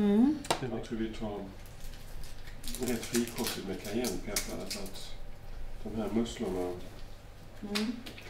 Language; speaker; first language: Swedish; native; Swedish